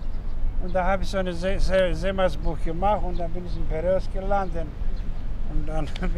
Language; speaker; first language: German; non-native, learner; Greek